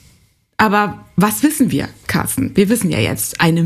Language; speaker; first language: German; native; German